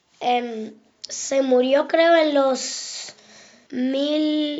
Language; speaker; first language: Spanish; early bilingual, other home language; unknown